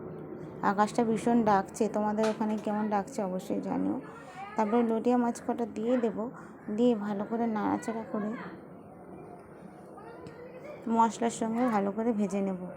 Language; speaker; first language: Bangla; native; Bangla